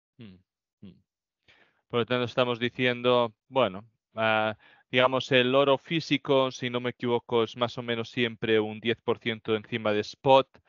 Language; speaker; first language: Spanish; native; Spanish